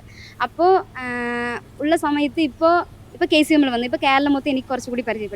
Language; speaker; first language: Malayalam; non-native, local second language; Tamil